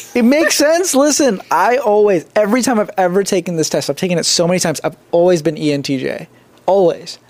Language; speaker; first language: English; native; English